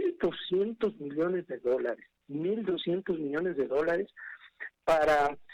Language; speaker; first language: Spanish; native; Spanish